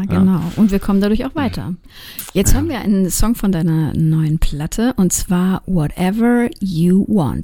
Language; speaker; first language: German; native; German